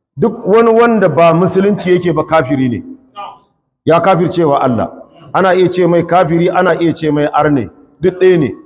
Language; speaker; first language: Hausa; non-native, local second language; Kanuri